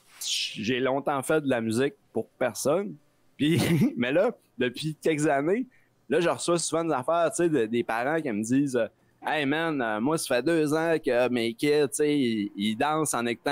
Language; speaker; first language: French; native; French